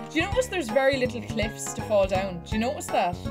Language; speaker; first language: English; native; English